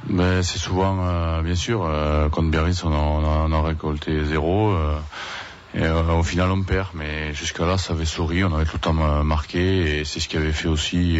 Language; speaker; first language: French; native; French